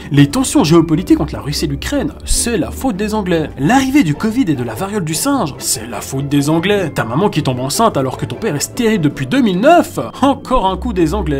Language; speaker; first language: French; native; French